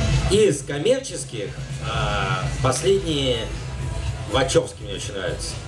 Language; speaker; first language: Russian; native; Russian